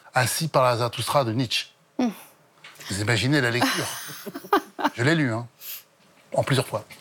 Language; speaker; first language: French; native; French